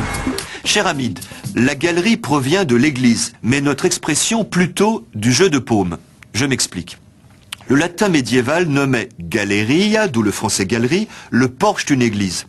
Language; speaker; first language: French; native; French